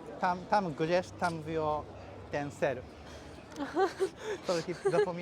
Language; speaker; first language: Polish; non-native, learner; Japanese